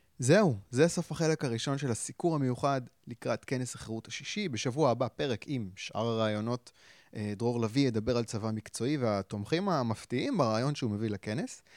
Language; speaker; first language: Hebrew; native; Hebrew